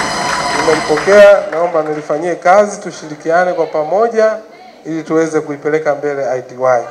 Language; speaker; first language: Swahili; native; Swahili